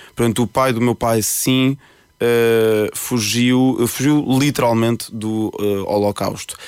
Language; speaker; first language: Portuguese; early bilingual, other home language; Spanish